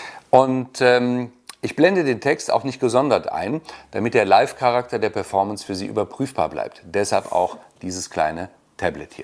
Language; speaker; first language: German; native; German